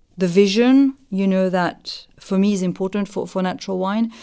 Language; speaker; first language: English; non-native, fluent; French